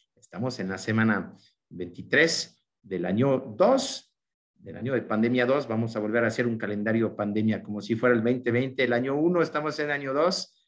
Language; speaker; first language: Spanish; native; Spanish